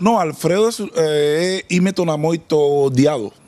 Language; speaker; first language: Bulgarian; non-native, learner; Spanish